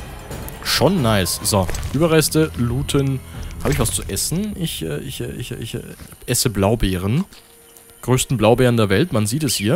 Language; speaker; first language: German; native; German